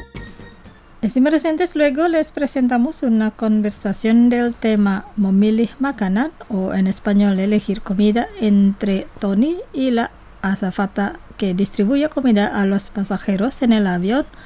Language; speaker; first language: Spanish; non-native, fluent; Indonesian